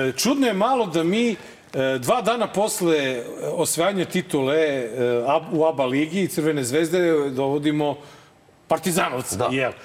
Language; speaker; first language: Serbian; native; Serbian